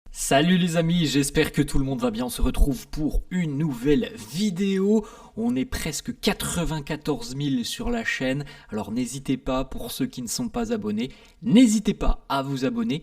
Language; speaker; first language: French; native; French